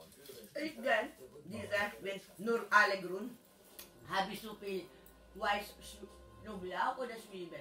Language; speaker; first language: German; non-native, learner; Filipino